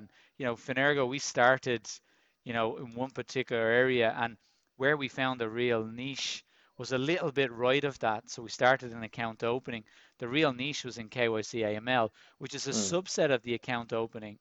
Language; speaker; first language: English; native; English